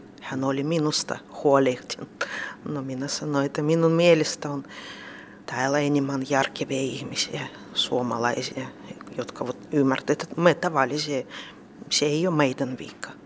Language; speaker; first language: Finnish; non-native, learner; Russian